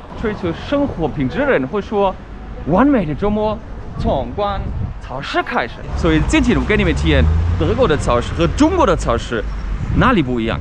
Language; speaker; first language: Chinese; non-native, fluent; German